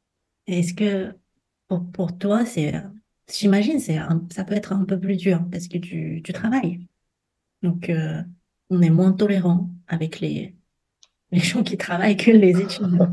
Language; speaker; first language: French; non-native, fluent; Chinese